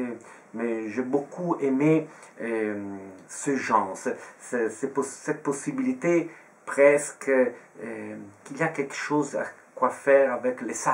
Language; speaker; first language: French; non-native, fluent; Italian